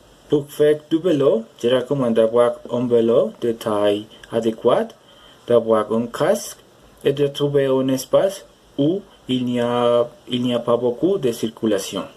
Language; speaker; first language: French; non-native, learner; Spanish